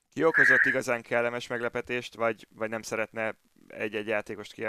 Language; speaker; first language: Hungarian; native; Hungarian